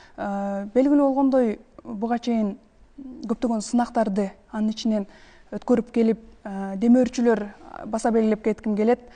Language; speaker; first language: Kyrgyz; native; Kyrgyz